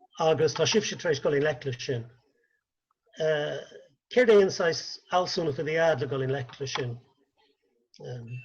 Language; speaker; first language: Irish; native; Irish